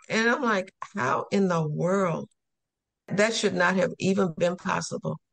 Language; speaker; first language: English; native; English